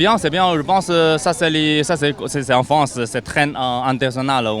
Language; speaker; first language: French; non-native, learner; Chinese